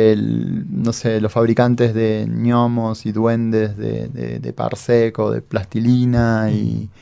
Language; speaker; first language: Spanish; native; Spanish